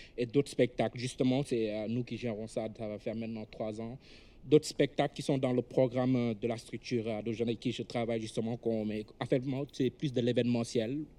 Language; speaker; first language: French; non-native, local second language; Wolof